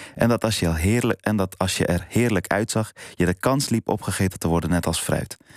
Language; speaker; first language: Dutch; early bilingual, other home language; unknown